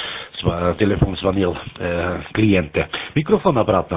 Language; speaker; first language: Russian; non-native, learner; German